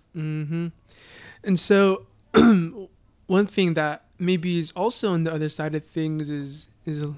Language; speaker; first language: English; native; English